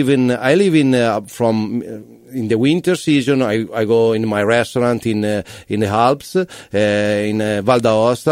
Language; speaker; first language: English; non-native, learner; Italian